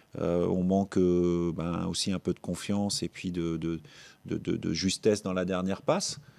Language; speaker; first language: French; native; French